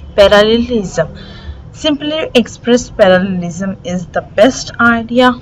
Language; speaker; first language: English; non-native, local second language; Urdu